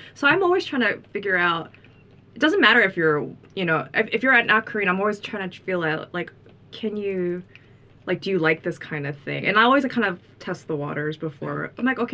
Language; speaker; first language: English; native; English